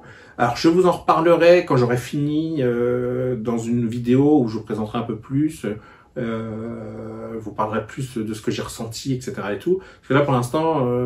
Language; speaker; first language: French; native; French